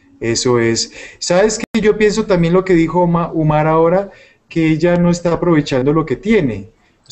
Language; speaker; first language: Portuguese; non-native, learner; Spanish